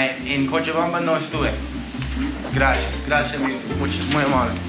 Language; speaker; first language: Spanish; non-native, learner; English